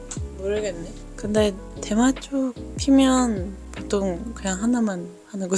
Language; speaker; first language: Korean; non-native, learner; Dutch